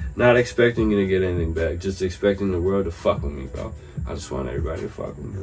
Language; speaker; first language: English; native; English